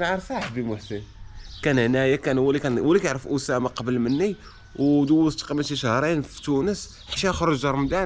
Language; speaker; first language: Arabic; native; Arabic